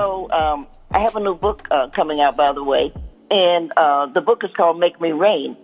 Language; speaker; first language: English; native; English